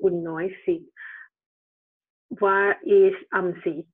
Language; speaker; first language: German; non-native, learner; Thai